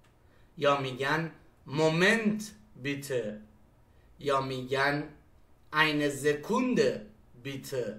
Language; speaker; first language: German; non-native, fluent; Persian